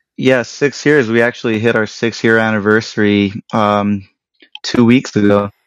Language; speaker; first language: English; early bilingual, other home language; Spanish